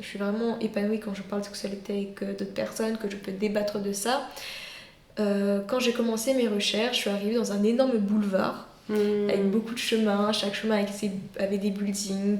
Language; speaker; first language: French; native; French